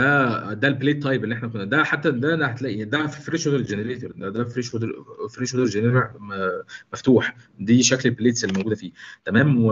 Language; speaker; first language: Arabic; native; Arabic